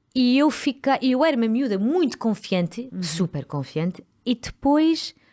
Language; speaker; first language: Portuguese; non-native, local second language; English